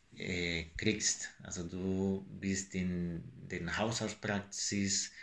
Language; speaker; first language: German; non-native, fluent; Spanish